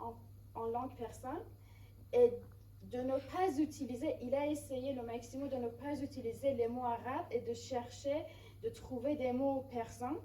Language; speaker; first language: French; non-native, fluent; Persian